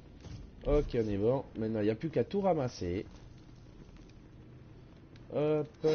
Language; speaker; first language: French; native; French